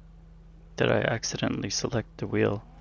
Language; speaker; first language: English; native; English